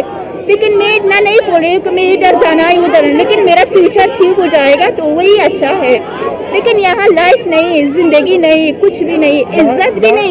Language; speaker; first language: Hindi; non-native, learner; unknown